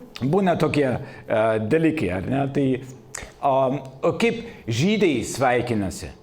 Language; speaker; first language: Lithuanian; non-native, fluent; German